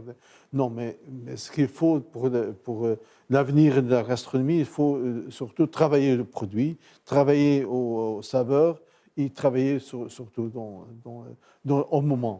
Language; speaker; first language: French; non-native, fluent; Portuguese